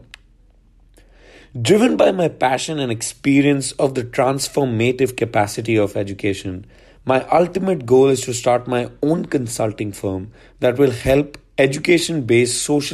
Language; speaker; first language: English; non-native, local second language; Hindi